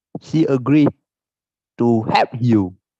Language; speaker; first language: English; non-native, learner; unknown